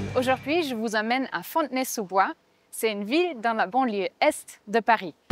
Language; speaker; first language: French; non-native, fluent; German